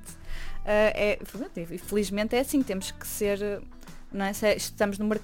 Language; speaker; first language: Portuguese; native; Portuguese